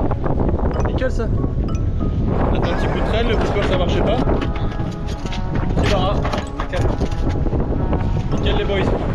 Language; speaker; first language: French; native; French